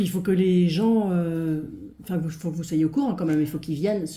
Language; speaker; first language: French; native; French